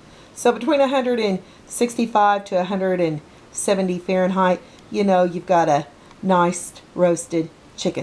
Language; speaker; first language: English; native; English